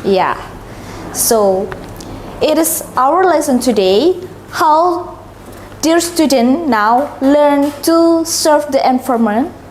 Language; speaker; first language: English; non-native, learner; Indonesian